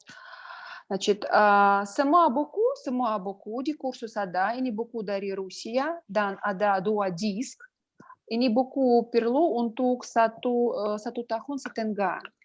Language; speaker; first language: Indonesian; non-native, learner; Russian